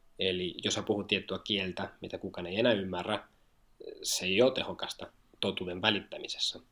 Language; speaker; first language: Finnish; non-native, fluent; Spanish